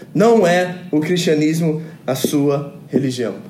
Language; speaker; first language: Portuguese; early bilingual, other home language; English